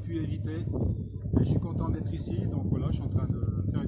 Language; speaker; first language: French; native; French